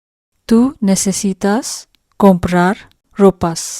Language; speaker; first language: Spanish; non-native, fluent; Urdu